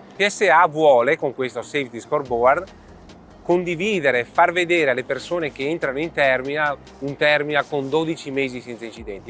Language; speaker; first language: Italian; native; Italian